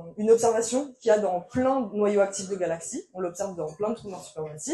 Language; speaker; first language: French; native; French